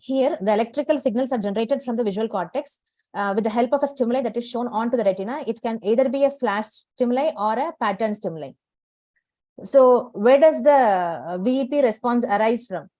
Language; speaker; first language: English; non-native, local second language; Tamil